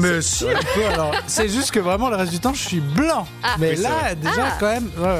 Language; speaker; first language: French; native; French